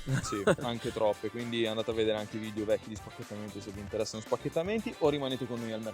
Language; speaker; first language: Italian; native; Italian